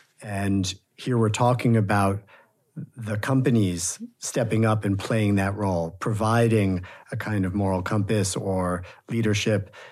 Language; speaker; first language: English; native; English